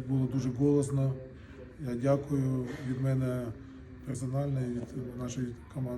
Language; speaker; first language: Ukrainian; non-native, local second language; Russian